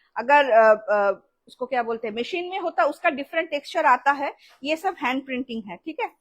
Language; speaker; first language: Hindi; non-native, local second language; Bangla